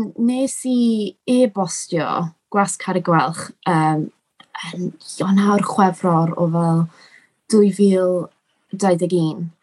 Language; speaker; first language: Welsh; non-native, local second language; English